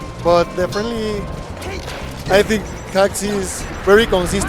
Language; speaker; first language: English; non-native, learner; Spanish